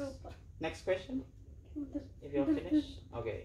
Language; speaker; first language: English; non-native, learner; Indonesian